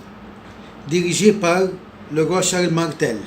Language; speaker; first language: French; non-native, local second language; Arabic